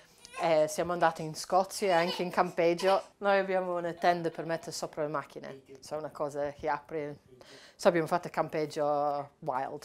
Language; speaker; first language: Italian; non-native, learner; English